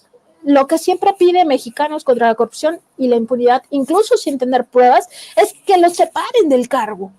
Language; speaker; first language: Spanish; native; Spanish